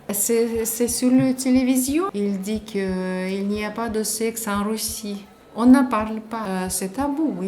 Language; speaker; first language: French; non-native, learner; Russian